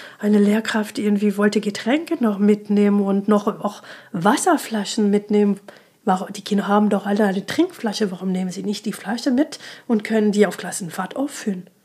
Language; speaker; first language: German; non-native, fluent; French